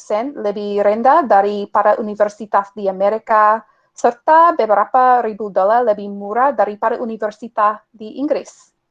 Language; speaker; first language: Indonesian; non-native, fluent; English